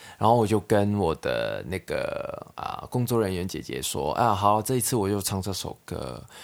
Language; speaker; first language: Chinese; non-native, local second language; Cantonese